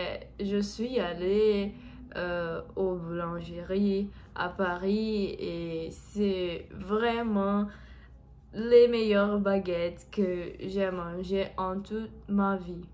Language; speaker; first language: French; non-native, learner; Portuguese